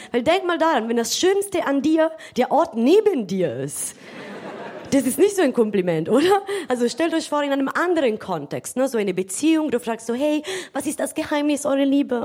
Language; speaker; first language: German; non-native, fluent; Italian